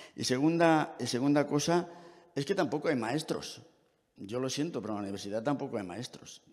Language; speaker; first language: Spanish; native; Spanish